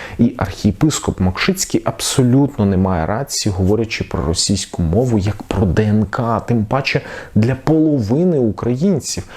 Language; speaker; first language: Ukrainian; non-native, local second language; Russian